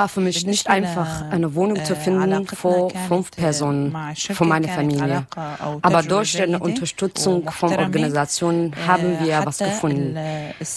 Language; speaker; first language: German; non-native, learner; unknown